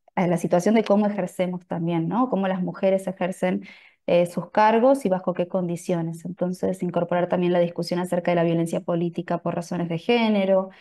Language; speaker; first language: Spanish; native; Spanish